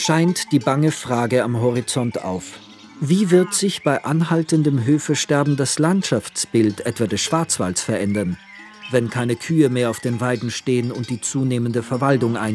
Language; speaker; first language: German; native; German